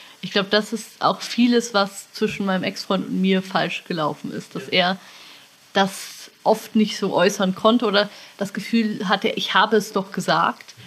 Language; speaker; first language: German; native; German